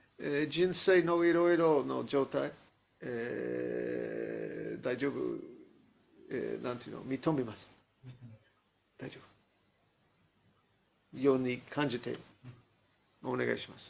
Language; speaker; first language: Japanese; non-native, learner; English